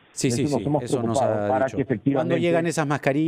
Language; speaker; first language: Spanish; native; Spanish